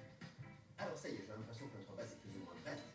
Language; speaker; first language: French; native; French